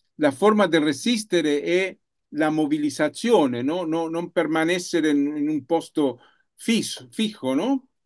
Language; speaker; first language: Italian; non-native, learner; Spanish